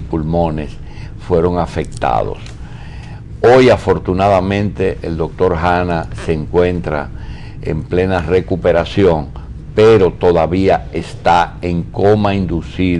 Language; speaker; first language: Spanish; native; Spanish